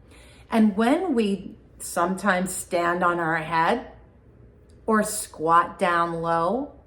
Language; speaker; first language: English; native; English